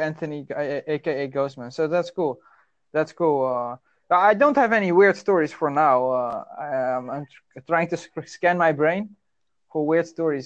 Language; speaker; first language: English; non-native, fluent; Dutch